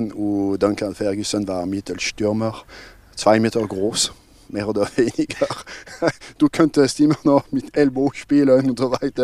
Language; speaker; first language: German; non-native, local second language; French